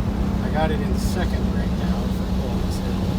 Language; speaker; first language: English; native; English